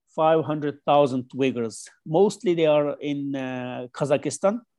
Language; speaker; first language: English; non-native, learner; Chinese